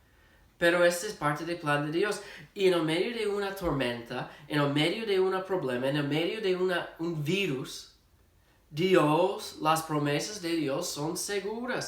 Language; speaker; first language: Spanish; non-native, fluent; English